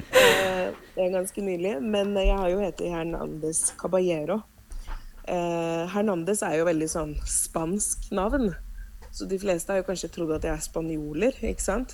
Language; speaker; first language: Norwegian; early bilingual, other home language; Spanish